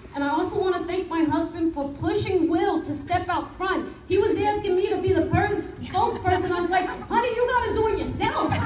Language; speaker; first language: English; native; English